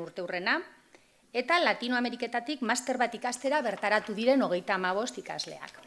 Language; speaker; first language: Basque; native; Basque